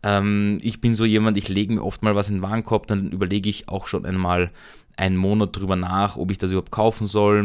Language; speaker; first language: German; native; German